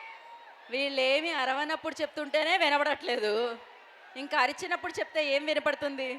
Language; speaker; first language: Telugu; native; Telugu